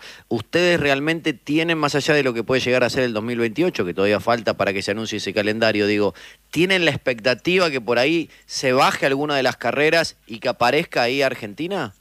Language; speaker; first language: Spanish; native; Spanish